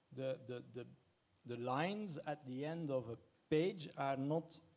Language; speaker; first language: English; non-native, fluent; French